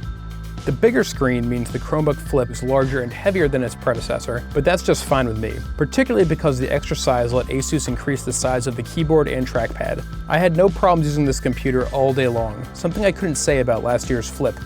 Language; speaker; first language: English; native; English